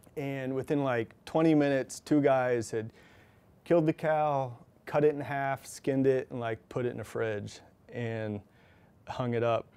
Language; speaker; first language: English; native; English